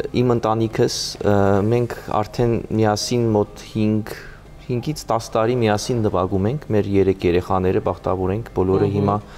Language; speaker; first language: Armenian; native; Armenian